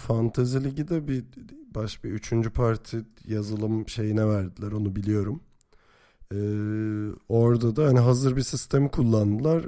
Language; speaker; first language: Turkish; native; Turkish